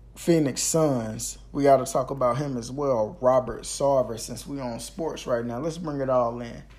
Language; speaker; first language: English; native; English